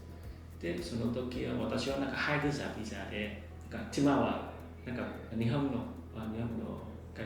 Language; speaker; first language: Japanese; non-native, learner; Vietnamese